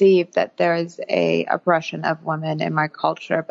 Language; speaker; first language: English; early bilingual, other home language; Arabic